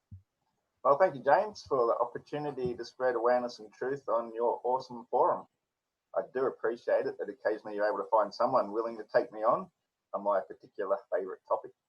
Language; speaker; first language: English; native; English